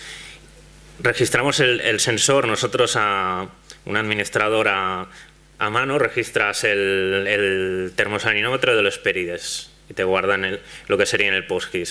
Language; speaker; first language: Spanish; non-native, local second language; Catalan